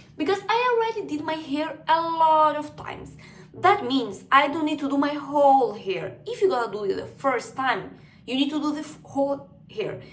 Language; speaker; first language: English; non-native, fluent; Spanish